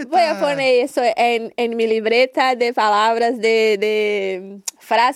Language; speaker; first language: Spanish; non-native, learner; Portuguese